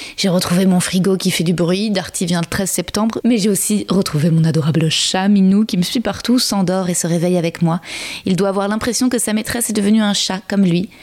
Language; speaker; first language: French; native; French